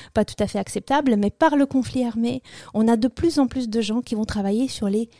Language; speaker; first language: French; early bilingual, other home language; Russian